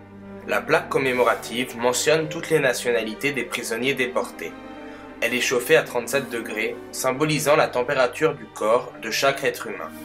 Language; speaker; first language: French; native; French